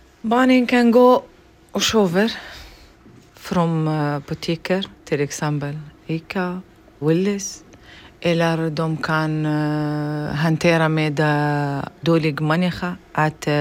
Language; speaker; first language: Swedish; non-native, learner; Arabic